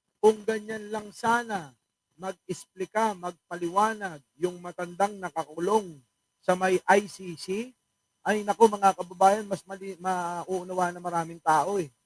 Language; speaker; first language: Filipino; non-native, local second language; Iloko